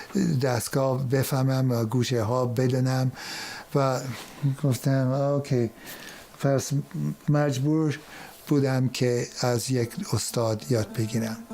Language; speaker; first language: Persian; non-native, fluent; English